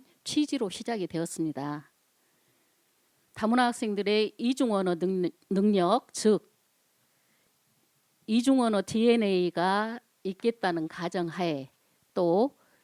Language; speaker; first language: Korean; native; Korean